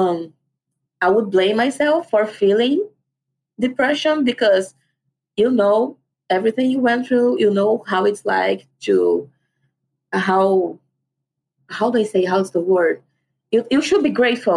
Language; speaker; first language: English; non-native, fluent; Portuguese